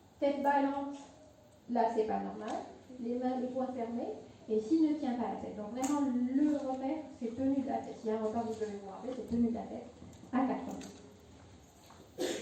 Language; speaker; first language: French; non-native, local second language; Arabic